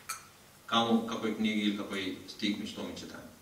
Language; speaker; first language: Russian; non-native, learner; Hindi